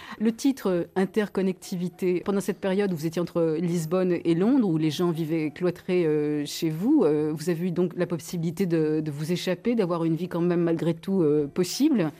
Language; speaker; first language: French; native; French